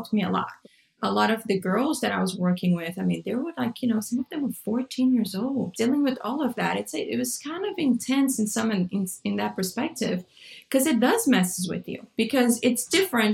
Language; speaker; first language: English; non-native, fluent; Portuguese